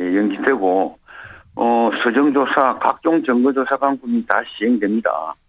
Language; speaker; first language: Korean; native; Korean